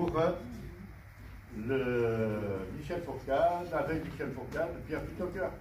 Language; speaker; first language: French; native; French